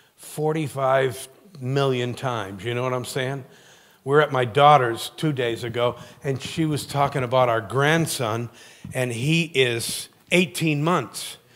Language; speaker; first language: English; native; English